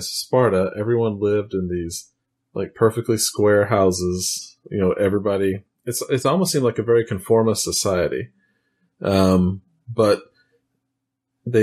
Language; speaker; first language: English; native; English